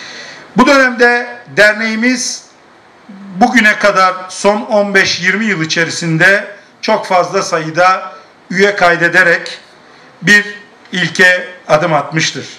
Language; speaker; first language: Turkish; native; Turkish